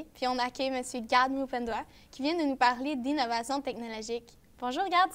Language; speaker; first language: French; native; French